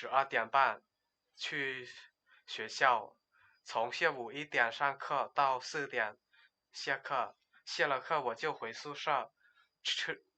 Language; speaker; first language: Chinese; non-native, learner; Lao